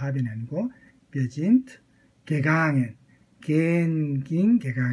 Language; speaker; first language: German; non-native, fluent; Korean